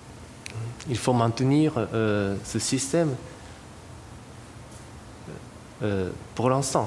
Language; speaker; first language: French; non-native, fluent; Japanese